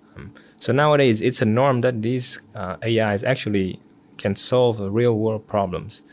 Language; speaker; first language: English; non-native, fluent; Vietnamese